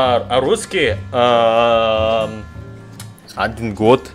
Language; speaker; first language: Russian; non-native, learner; Indonesian